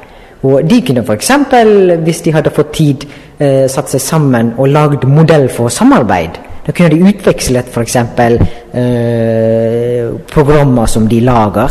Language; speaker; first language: Norwegian; non-native, fluent; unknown